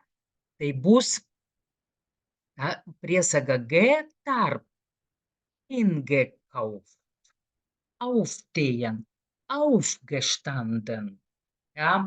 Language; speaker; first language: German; non-native, fluent; Lithuanian